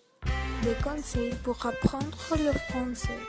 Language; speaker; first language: French; non-native, learner; Spanish